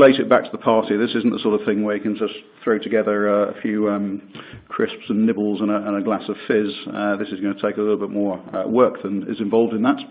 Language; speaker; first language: English; native; English